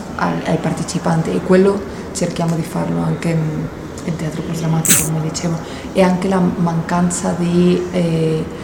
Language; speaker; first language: Italian; non-native, learner; Spanish